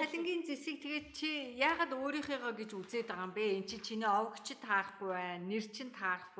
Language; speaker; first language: Mongolian; native; Mongolian